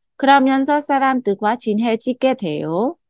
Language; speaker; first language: Korean; non-native, fluent; Khmer